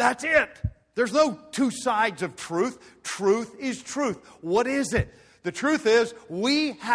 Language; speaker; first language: English; native; English